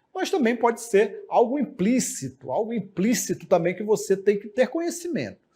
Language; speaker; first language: Portuguese; native; Portuguese